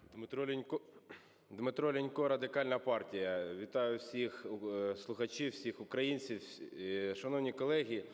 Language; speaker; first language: Ukrainian; native; Ukrainian